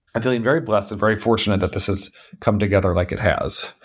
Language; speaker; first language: English; native; English